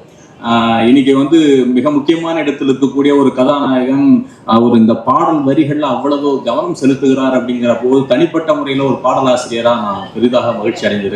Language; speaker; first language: Tamil; native; Tamil